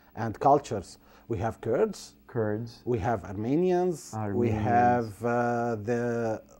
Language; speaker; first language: English; non-native, fluent; Arabic